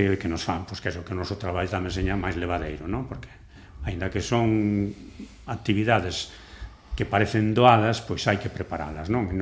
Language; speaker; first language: Galician; native; Galician